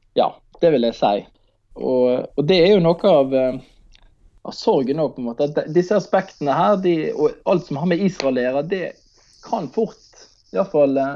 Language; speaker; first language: Norwegian; native; Norwegian